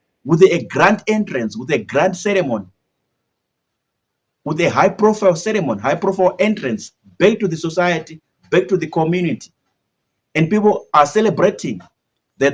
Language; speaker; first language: English; non-native, local second language; Shona